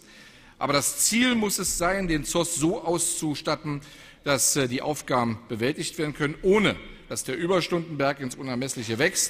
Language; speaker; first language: German; native; German